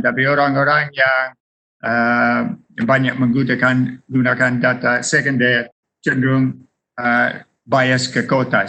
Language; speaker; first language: Indonesian; non-native, fluent; English